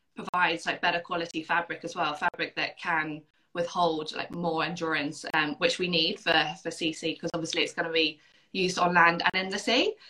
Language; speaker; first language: English; native; English